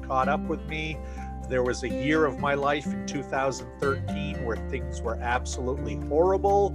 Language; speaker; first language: English; native; English